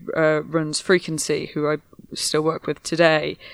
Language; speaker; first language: English; native; English